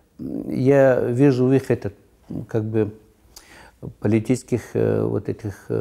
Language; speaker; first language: Russian; non-native, local second language; Tajik